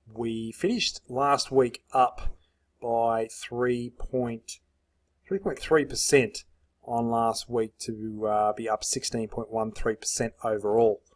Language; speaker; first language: English; native; English